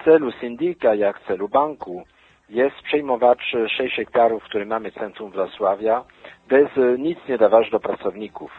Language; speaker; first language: Polish; non-native, fluent; French